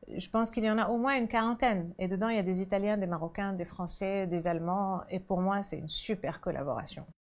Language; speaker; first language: French; non-native, local second language; Arabic